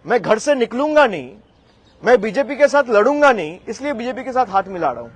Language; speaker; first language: Hindi; non-native, local second language; Bangla